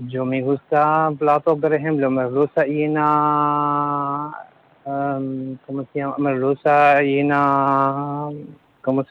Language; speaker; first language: Spanish; non-native, learner; Arabic